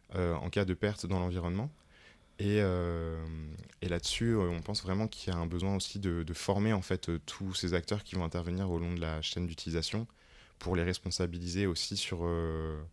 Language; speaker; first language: French; native; French